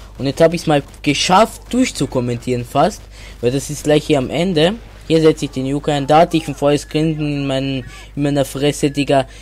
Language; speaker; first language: German; native; German